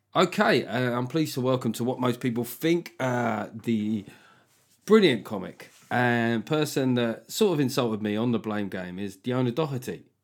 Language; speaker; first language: English; native; English